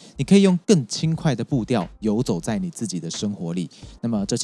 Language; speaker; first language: Chinese; native; Chinese